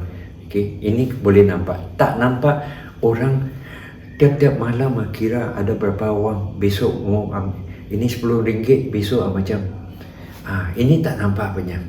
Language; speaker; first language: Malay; non-native, local second language; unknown